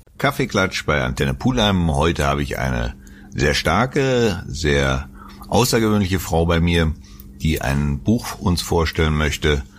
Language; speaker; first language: German; native; German